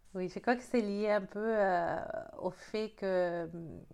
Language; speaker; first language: French; non-native, fluent; Spanish